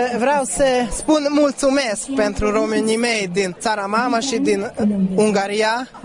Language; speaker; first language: Romanian; non-native, learner; Hungarian